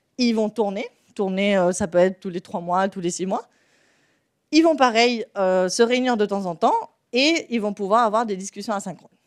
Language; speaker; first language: French; non-native, fluent; Spanish